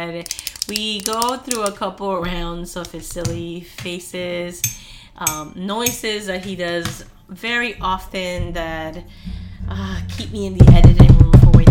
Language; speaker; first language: English; non-native, fluent; Spanish